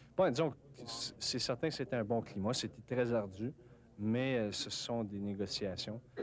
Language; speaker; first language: French; native; French